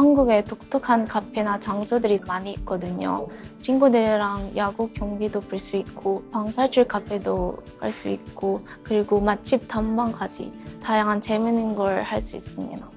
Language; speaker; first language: Korean; non-native, fluent; Filipino